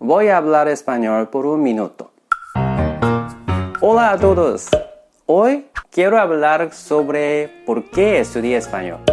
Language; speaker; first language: Spanish; non-native, fluent; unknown